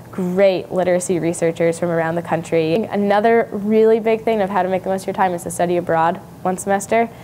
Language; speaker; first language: English; native; English